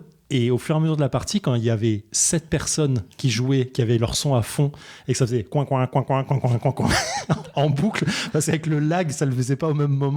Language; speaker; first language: French; native; French